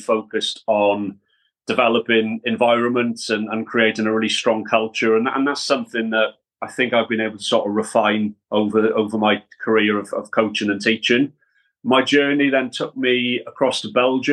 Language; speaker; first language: English; native; English